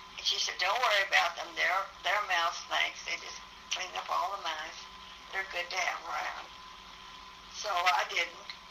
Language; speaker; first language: English; native; English